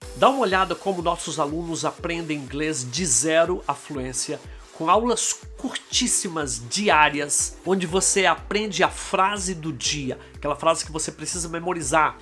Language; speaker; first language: Portuguese; native; Portuguese